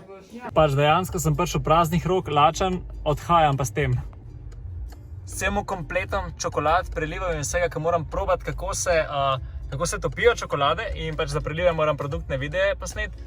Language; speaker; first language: Slovenian; native; Slovenian